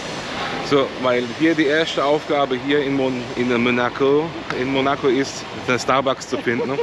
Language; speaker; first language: German; native; German